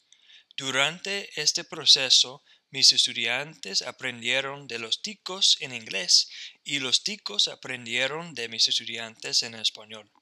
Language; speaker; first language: Spanish; non-native, fluent; English